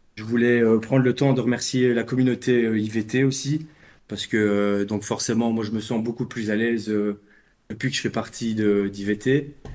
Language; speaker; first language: French; native; French